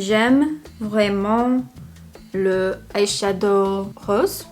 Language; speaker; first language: French; non-native, learner; English